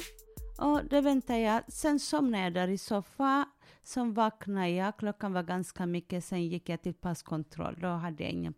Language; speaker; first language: Swedish; non-native, fluent; Tigrinya